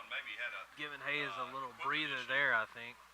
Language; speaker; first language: English; native; English